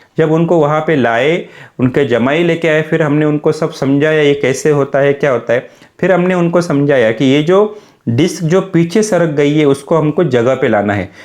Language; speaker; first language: Hindi; non-native, local second language; Marathi